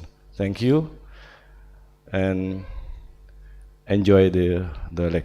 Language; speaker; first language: English; non-native, learner; Indonesian